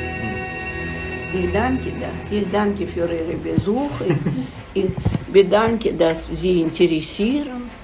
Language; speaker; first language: German; non-native, learner; Russian